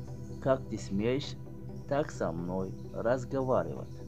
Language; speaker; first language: Russian; non-native, learner; Tajik